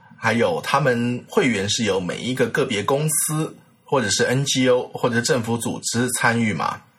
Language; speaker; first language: Chinese; native; Chinese